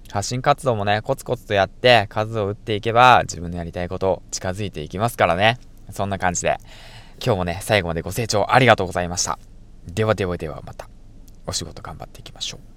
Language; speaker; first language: Japanese; native; Japanese